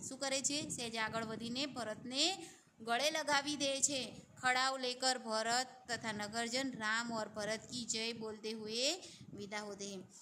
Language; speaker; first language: Hindi; non-native, local second language; Gujarati